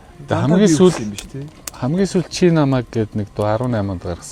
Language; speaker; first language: Mongolian; native; Mongolian